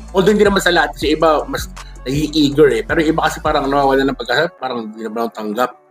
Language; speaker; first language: Filipino; non-native, local second language; Iloko